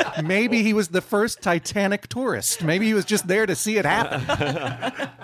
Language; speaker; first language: English; native; English